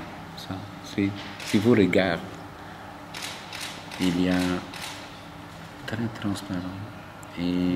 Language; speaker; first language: French; non-native, local second language; Dutch